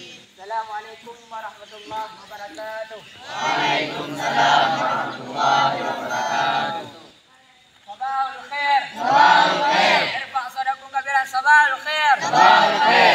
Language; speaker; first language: Arabic; non-native, learner; Indonesian